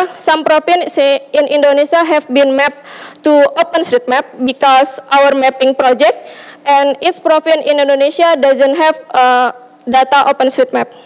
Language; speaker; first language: English; non-native, learner; Indonesian